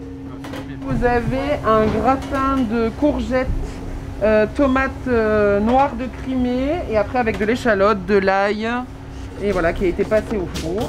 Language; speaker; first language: French; native; French